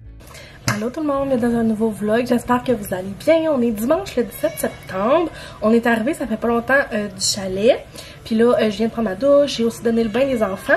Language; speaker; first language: French; native; French